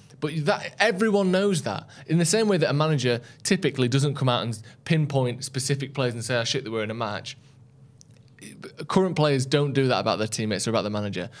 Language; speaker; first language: English; native; English